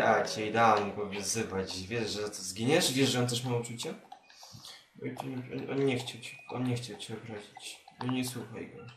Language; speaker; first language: Polish; native; Polish